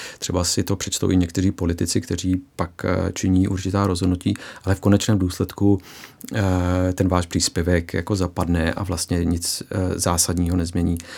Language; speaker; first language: Czech; early bilingual, heritage; Czech